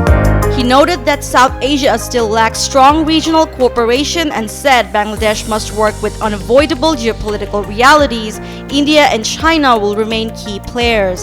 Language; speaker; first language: English; non-native, local second language; Bangla